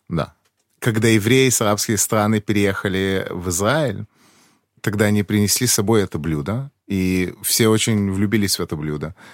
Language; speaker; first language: Russian; early bilingual, heritage; Russian